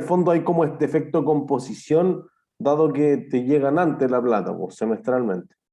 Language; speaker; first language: Spanish; native; Spanish